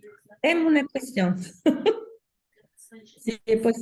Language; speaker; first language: Portuguese; non-native, learner; Spanish